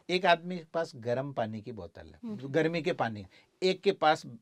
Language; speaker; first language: Hindi; native; Hindi